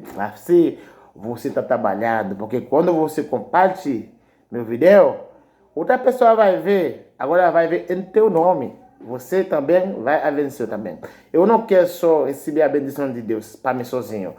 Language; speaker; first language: Portuguese; non-native, learner; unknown